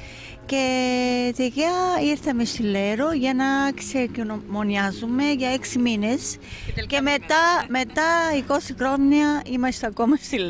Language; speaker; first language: Greek; non-native, fluent; Italian